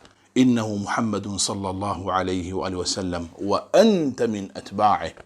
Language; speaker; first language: Arabic; native; Arabic